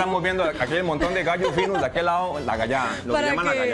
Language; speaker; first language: Spanish; native; Spanish